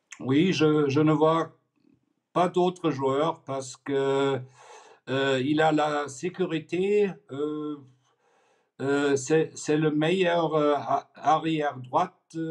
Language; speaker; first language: French; non-native, fluent; German